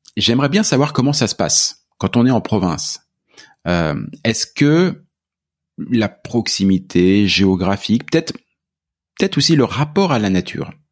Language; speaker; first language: French; native; French